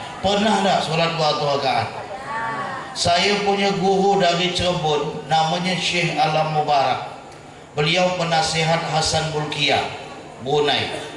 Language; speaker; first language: Malay; native; Malay